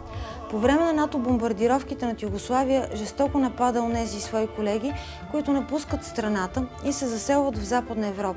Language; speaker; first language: Bulgarian; native; Bulgarian